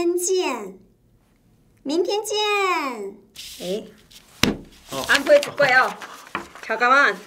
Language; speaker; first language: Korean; non-native, fluent; Chinese